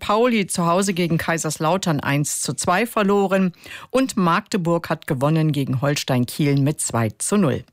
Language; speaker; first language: German; native; German